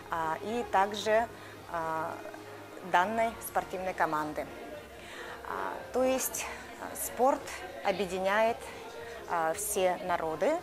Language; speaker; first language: Russian; native; Russian